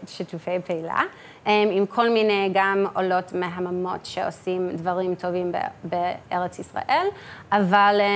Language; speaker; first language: Hebrew; early bilingual, heritage; English